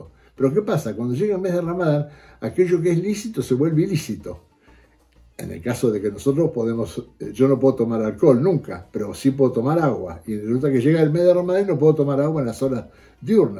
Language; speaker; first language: Spanish; native; Spanish